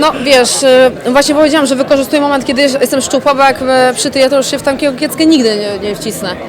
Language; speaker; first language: Polish; native; Polish